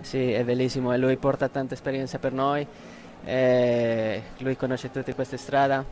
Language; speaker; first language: Italian; non-native, fluent; Spanish